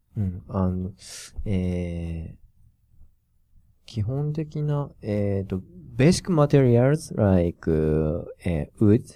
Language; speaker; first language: English; non-native, learner; Japanese